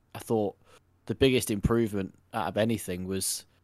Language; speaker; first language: English; native; English